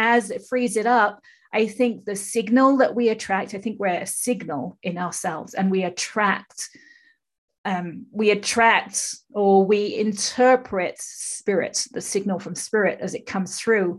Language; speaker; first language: English; native; English